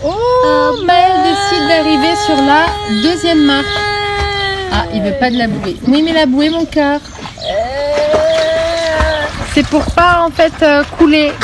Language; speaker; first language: French; native; French